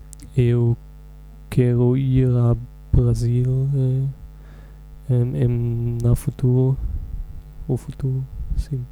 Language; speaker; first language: Portuguese; non-native, learner; German